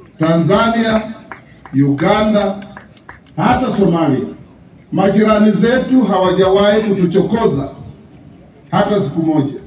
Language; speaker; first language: Swahili; non-native, local second language; Luyia